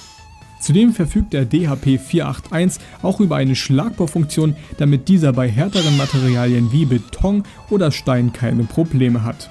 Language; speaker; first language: German; native; German